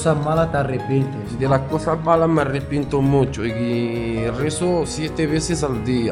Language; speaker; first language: Spanish; non-native, fluent; Arabic